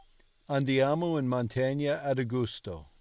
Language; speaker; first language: Italian; non-native, learner; English